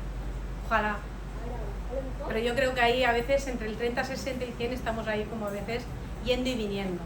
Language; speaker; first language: Spanish; native; Spanish